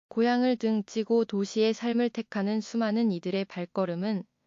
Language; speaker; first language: Korean; native; Korean